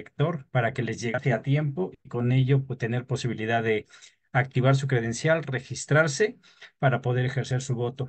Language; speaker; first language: Spanish; native; Spanish